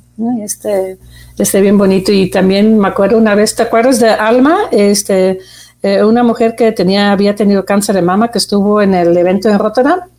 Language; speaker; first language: Spanish; non-native, fluent; Dutch